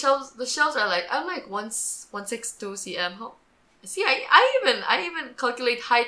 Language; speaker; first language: English; native; English